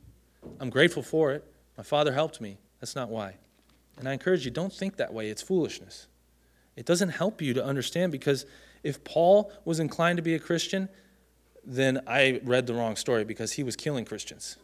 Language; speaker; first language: English; native; English